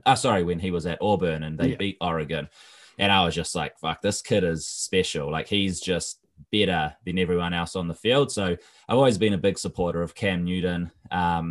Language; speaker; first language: English; native; English